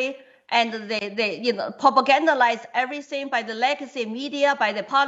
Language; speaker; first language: English; non-native, fluent; Chinese